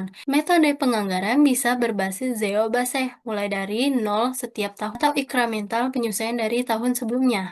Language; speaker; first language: Indonesian; native; Indonesian